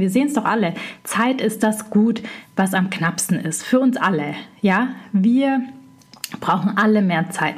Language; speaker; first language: German; native; German